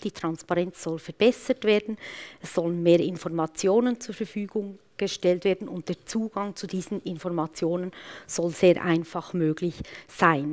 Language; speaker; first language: German; native; German